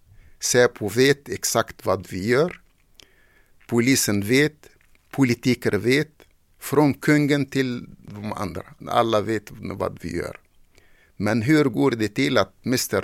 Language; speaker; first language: Swedish; non-native, fluent; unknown